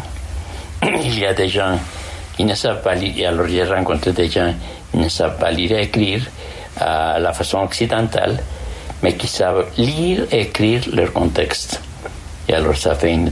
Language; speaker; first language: French; non-native, fluent; Spanish